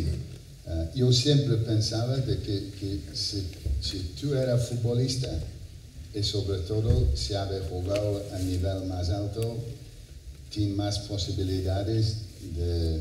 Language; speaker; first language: Spanish; non-native, fluent; English